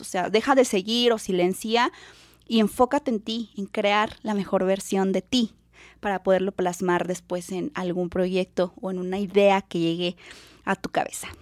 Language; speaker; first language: Spanish; native; Spanish